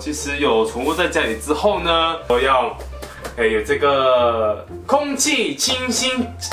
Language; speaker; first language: Chinese; native; Chinese